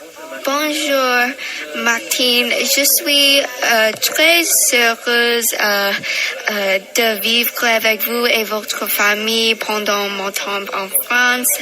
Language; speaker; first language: French; non-native, learner; English